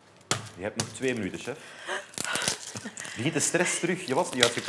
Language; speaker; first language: Dutch; native; Dutch